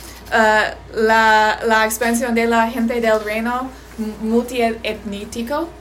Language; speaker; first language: Spanish; non-native, learner; English